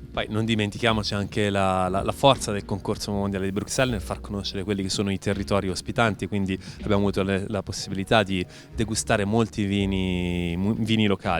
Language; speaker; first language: Italian; native; Italian